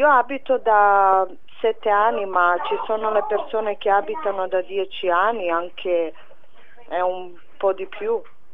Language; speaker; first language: Italian; non-native, fluent; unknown